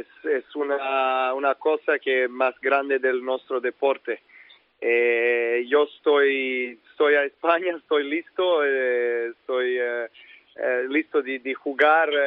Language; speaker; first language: Italian; non-native, learner; Serbian